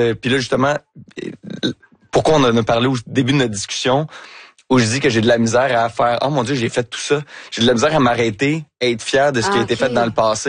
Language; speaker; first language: French; native; French